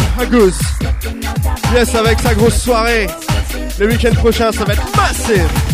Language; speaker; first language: French; native; French